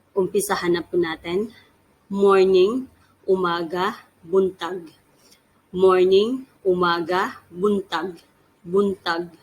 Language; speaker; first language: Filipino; non-native, local second language; Cebuano